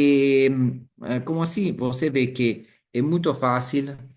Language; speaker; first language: Portuguese; non-native, learner; Italian